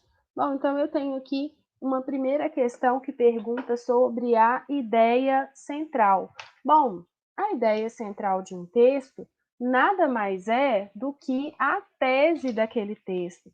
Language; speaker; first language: Portuguese; native; Portuguese